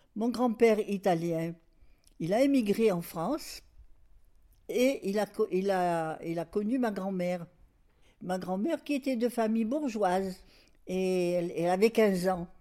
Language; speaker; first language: French; native; French